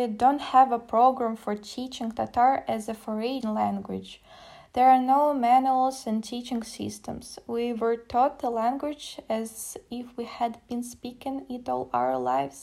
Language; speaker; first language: English; non-native, fluent; Russian